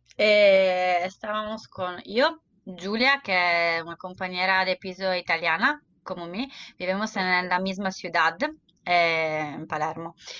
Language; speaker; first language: Spanish; non-native, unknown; Italian